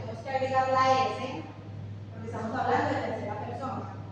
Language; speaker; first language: Spanish; non-native, fluent; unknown